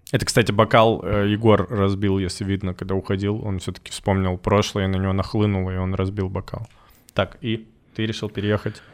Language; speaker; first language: Russian; native; Russian